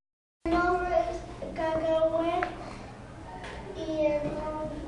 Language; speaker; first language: Catalan; non-native, local second language; Spanish